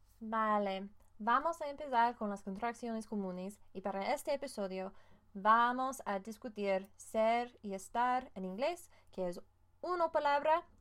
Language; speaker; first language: Spanish; non-native, fluent; English